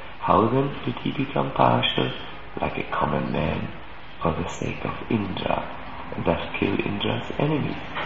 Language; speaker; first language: English; non-native, fluent; German